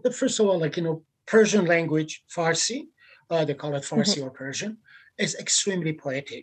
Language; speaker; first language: English; non-native, fluent; Persian